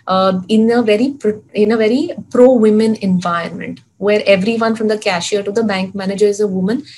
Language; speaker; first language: English; non-native, local second language; Hindi